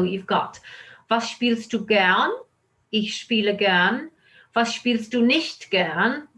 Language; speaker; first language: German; non-native, fluent; English